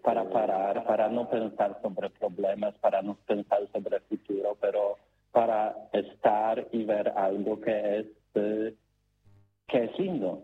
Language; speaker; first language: Spanish; non-native, learner; Polish